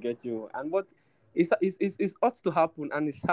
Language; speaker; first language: English; non-native, local second language; Krio